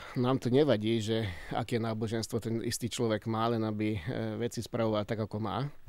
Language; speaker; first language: Slovak; non-native, local second language; Hungarian